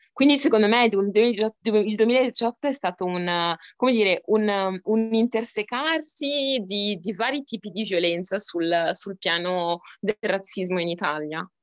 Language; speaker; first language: Italian; early bilingual, other home language; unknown